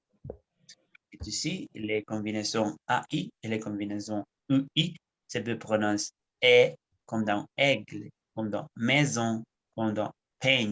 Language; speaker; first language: French; non-native, learner; Spanish